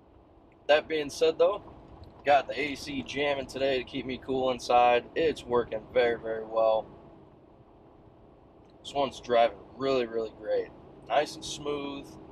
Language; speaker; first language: English; native; English